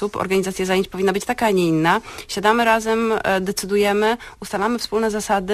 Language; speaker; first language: Polish; native; Polish